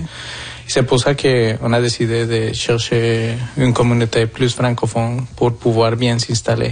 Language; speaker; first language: French; non-native, fluent; Spanish